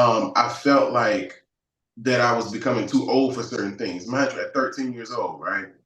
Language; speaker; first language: English; native; English